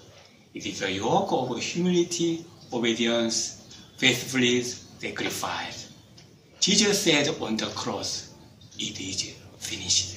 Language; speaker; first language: English; non-native, fluent; Korean